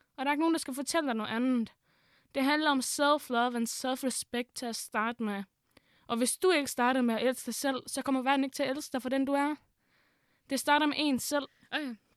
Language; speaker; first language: Danish; early bilingual, other home language; Arabic